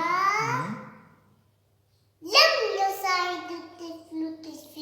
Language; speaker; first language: Arabic; non-native, learner; Urdu